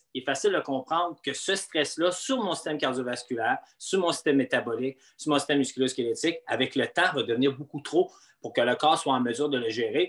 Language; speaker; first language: French; native; French